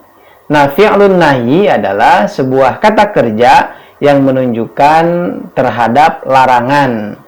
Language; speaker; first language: Indonesian; native; Indonesian